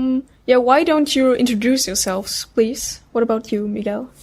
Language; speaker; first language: English; non-native, fluent; German